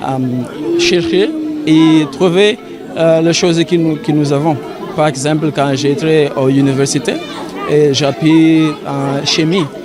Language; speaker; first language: French; non-native, learner; Portuguese